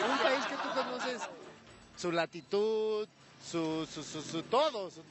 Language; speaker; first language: Spanish; native; Spanish